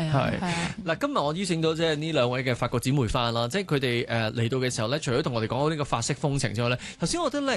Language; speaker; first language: Cantonese; native; Cantonese